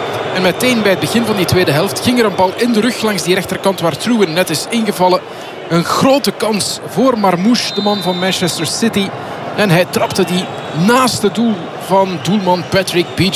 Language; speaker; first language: Dutch; native; Dutch